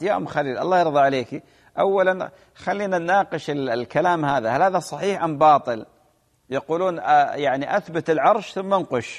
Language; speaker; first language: Arabic; native; Arabic